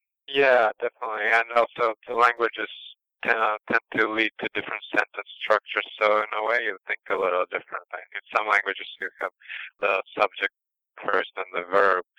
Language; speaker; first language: English; non-native, fluent; Russian